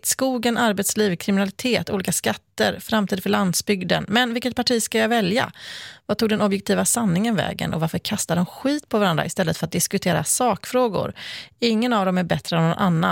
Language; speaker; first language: Swedish; native; Swedish